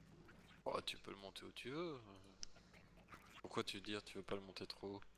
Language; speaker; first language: French; native; French